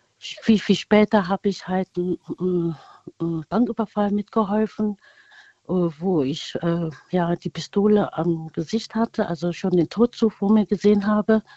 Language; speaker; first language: German; early bilingual, other home language; Vietnamese